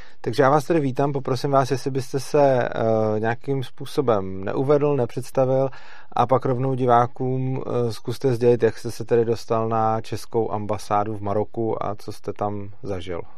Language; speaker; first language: Czech; native; Czech